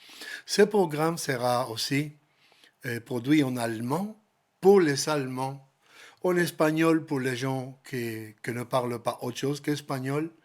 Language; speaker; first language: French; non-native, learner; Spanish